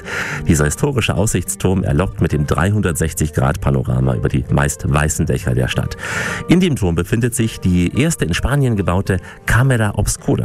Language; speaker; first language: German; native; German